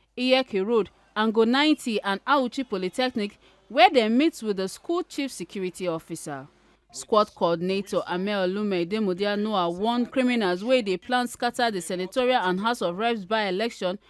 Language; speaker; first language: Nigerian Pidgin; native; Nigerian Pidgin